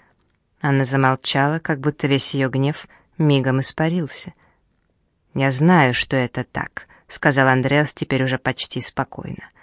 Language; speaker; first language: Russian; native; Russian